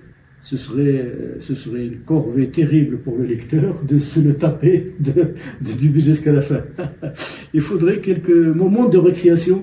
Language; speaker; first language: French; non-native, local second language; Tachelhit